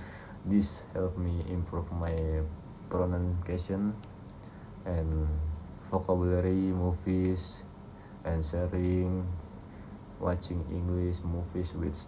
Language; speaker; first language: English; non-native, learner; Indonesian